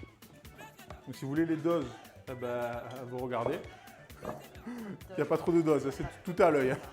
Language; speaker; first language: French; native; French